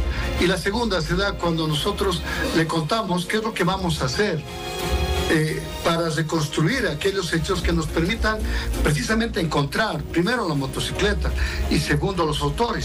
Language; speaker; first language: Spanish; native; Spanish